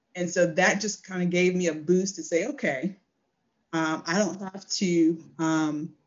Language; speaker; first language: English; native; English